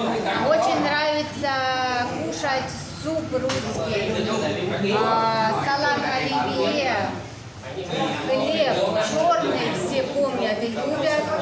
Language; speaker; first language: Russian; non-native, learner; Vietnamese